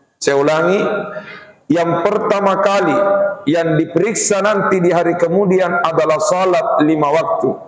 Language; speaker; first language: Malay; non-native, local second language; Buginese